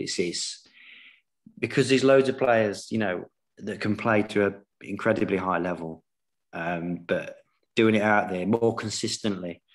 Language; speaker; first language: English; native; English